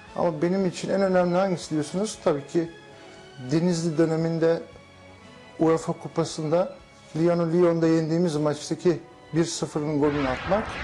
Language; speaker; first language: Turkish; early bilingual, heritage; Turkish